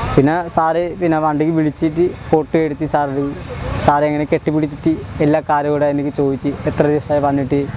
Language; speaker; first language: Malayalam; non-native, local second language; Odia